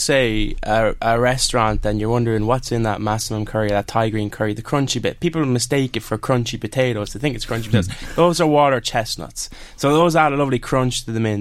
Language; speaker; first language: English; native; English